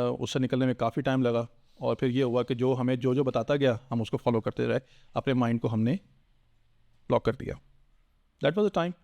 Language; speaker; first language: Urdu; native; Urdu